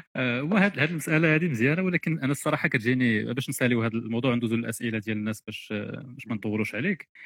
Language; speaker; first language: Arabic; native; Arabic